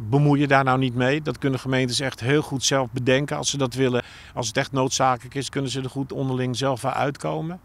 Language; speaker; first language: Dutch; native; Dutch